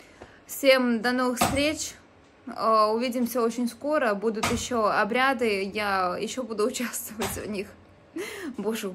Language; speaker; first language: Russian; native; Russian